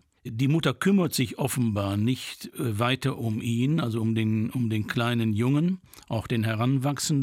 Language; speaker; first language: German; native; German